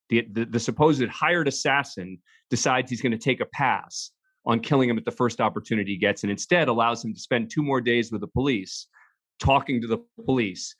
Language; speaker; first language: English; native; English